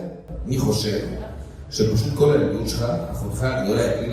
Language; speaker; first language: Hebrew; native; Hebrew